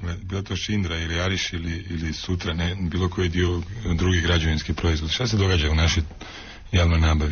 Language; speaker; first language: Croatian; native; Croatian